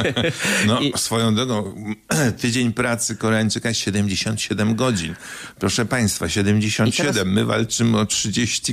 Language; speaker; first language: Polish; native; Polish